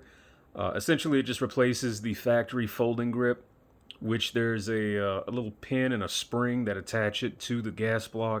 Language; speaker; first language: English; native; English